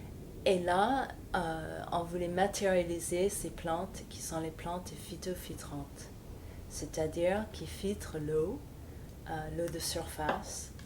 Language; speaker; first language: French; non-native, fluent; English